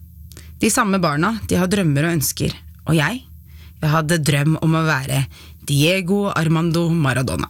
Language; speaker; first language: Norwegian; early bilingual, other home language; Arabic